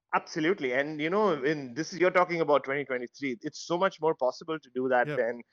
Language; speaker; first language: English; non-native, local second language; Tamil